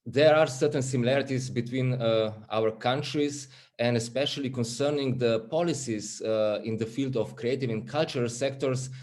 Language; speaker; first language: English; non-native, fluent; Slovenian